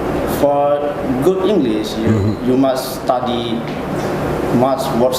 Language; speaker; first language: English; non-native, learner; Indonesian